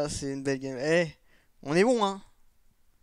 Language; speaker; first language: French; native; French